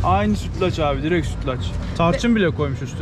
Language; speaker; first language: Turkish; native; Turkish